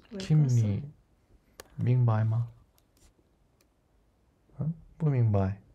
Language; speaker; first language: Chinese; non-native, learner; Korean